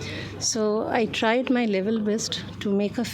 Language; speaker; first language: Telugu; non-native, learner; Bangla